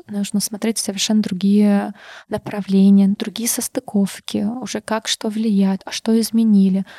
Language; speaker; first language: Russian; non-native, local second language; Karachay-Balkar